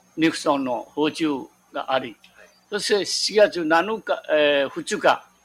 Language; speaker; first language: Japanese; non-native, local second language; Min Nan Chinese